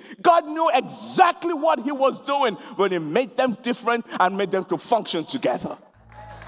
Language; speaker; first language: English; non-native, local second language; Yoruba